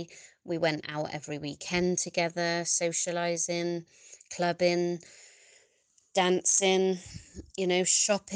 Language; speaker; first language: English; native; English